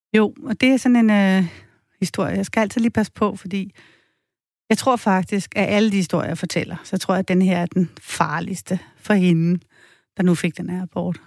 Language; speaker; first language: Danish; native; Danish